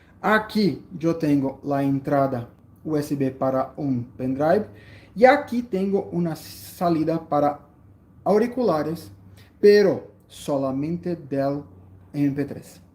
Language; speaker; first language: Spanish; non-native, fluent; Portuguese